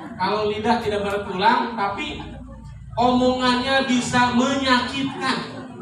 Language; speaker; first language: Indonesian; non-native, local second language; Sundanese